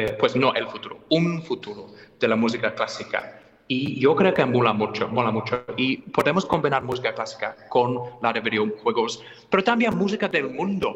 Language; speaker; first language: Spanish; non-native, fluent; English